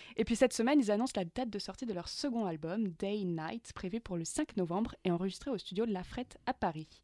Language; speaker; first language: French; native; French